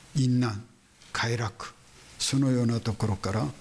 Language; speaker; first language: Japanese; non-native, fluent; Korean